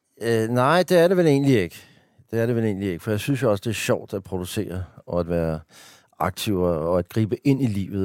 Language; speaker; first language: Danish; native; Danish